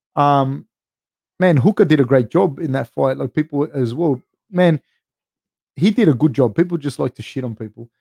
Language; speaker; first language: English; native; English